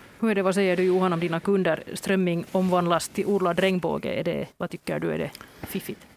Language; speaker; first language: Swedish; native; Swedish